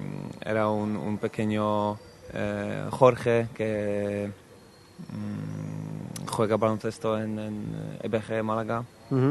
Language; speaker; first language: Spanish; non-native, fluent; Polish